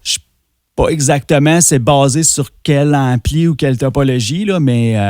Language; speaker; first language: French; native; French